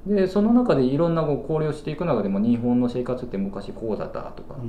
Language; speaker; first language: Japanese; non-native, fluent; Korean